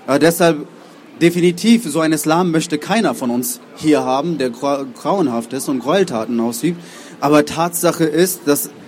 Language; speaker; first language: German; non-native, fluent; Urdu